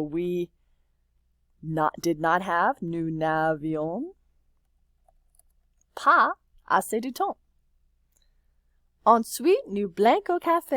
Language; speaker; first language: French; non-native, fluent; English